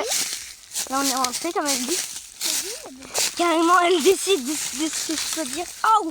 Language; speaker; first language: French; native; French